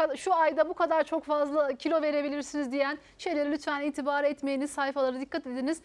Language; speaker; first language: Turkish; native; Turkish